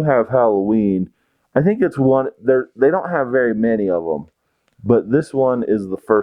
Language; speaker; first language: English; native; English